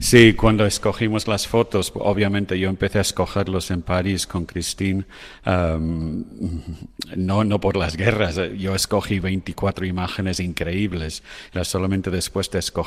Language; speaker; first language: Spanish; non-native, fluent; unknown